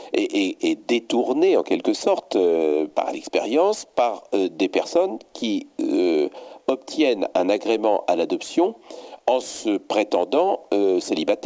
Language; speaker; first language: French; native; French